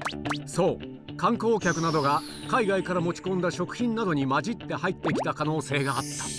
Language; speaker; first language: Japanese; native; Japanese